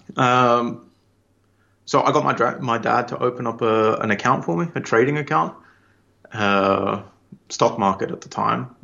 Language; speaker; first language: English; native; English